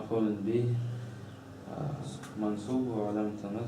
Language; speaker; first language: Arabic; non-native, learner; Chechen